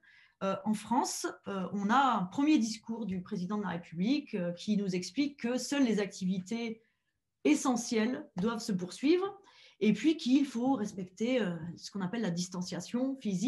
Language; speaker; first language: French; native; French